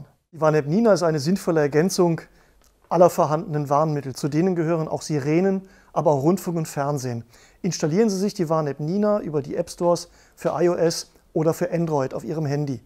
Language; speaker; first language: German; native; German